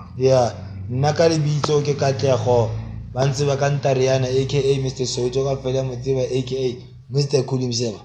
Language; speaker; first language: Zulu; native; Zulu